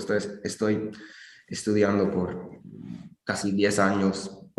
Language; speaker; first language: Spanish; non-native, learner; English